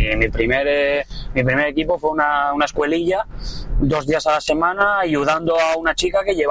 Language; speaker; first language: Spanish; native; Spanish